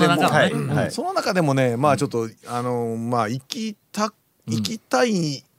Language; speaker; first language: Japanese; native; Japanese